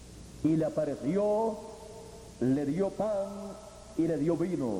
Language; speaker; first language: Spanish; native; Spanish